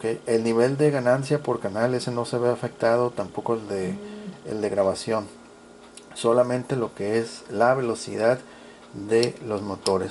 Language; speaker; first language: Spanish; native; Spanish